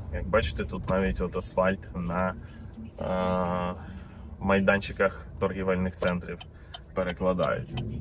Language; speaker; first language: Ukrainian; native; Ukrainian